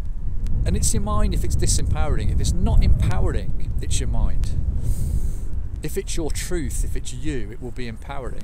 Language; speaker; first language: English; native; English